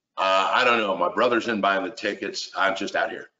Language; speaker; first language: English; native; English